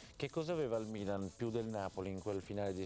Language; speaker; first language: Italian; native; Italian